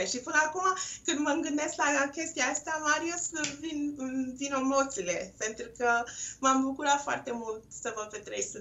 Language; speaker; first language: Romanian; non-native, local second language; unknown